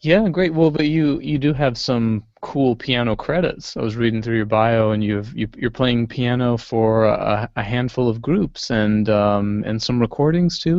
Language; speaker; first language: English; native; English